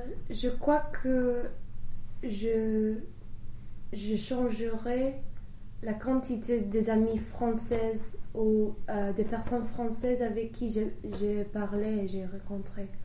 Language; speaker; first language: French; non-native, fluent; English